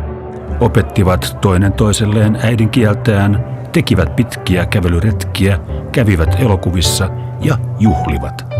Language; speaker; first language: Finnish; native; Finnish